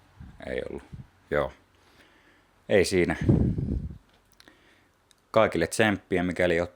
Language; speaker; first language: Finnish; native; Finnish